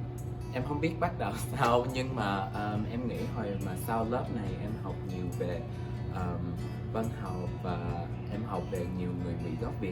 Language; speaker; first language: Vietnamese; early bilingual, heritage; English